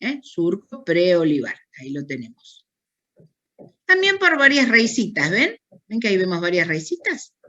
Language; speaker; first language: Spanish; native; Spanish